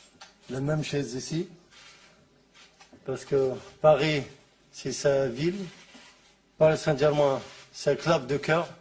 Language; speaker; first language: French; non-native, learner; Arabic